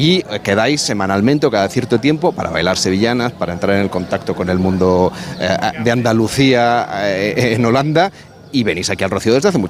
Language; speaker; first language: Spanish; native; Spanish